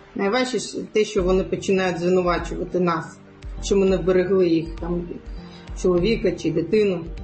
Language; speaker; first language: Ukrainian; non-native, local second language; Crimean Tatar